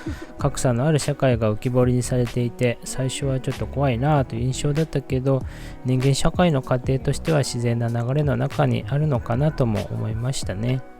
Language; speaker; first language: Japanese; native; Japanese